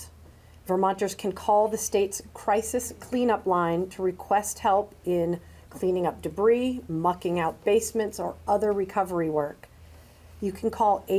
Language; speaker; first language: English; native; English